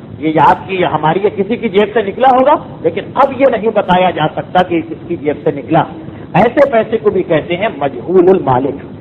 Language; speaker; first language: Urdu; native; Urdu